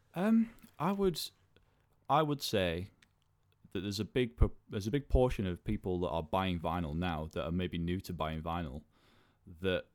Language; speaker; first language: English; native; English